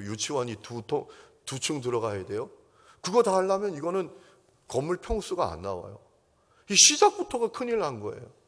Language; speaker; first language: Korean; native; Korean